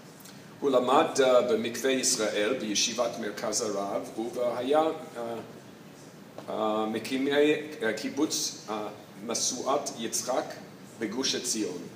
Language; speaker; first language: Hebrew; non-native, fluent; English